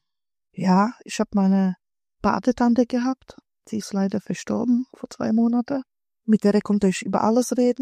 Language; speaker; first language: German; early bilingual, other home language; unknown